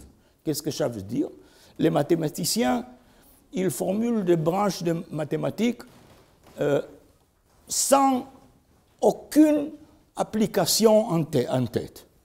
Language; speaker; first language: French; non-native, learner; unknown